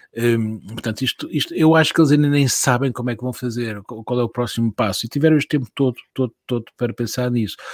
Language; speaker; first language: Portuguese; native; Portuguese